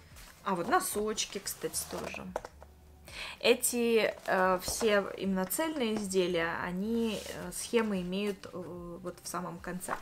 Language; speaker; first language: Russian; native; Russian